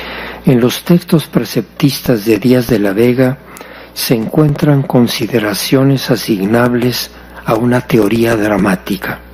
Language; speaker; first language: Spanish; native; Spanish